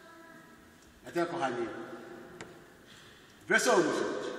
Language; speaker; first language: Polish; non-native, learner; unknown